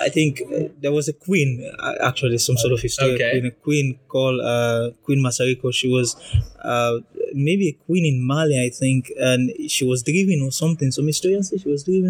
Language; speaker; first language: English; non-native, local second language; Krio